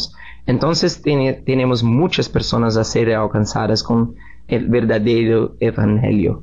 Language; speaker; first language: Spanish; non-native, learner; Portuguese